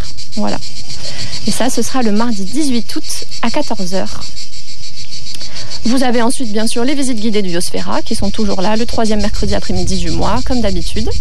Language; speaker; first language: French; native; French